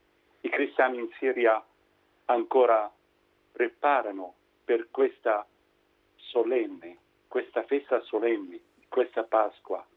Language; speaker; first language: Italian; non-native, fluent; Arabic